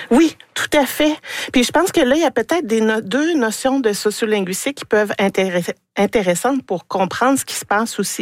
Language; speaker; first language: French; native; French